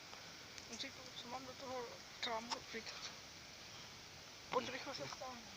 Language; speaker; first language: Czech; native; Czech